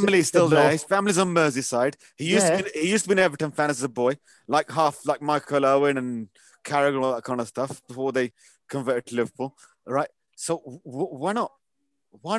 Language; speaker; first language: English; native; English